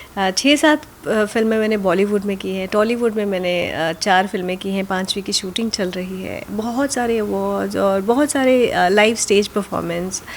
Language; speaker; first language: Hindi; non-native, local second language; Gujarati